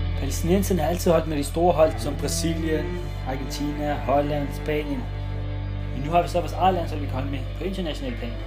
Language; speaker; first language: Danish; early bilingual, other home language; Arabic